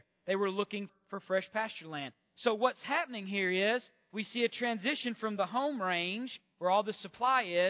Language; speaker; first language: English; native; English